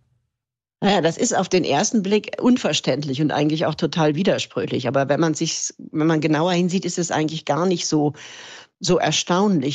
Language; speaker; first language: German; native; German